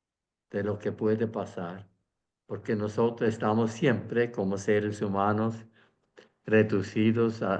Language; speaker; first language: Spanish; non-native, fluent; Swiss German